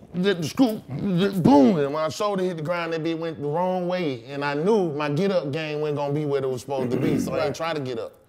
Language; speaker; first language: English; native; English